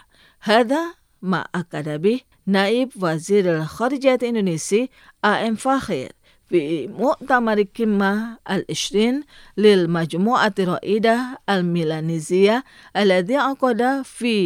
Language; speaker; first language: Arabic; non-native, fluent; Indonesian